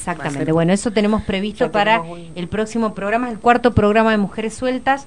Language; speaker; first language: Spanish; native; Spanish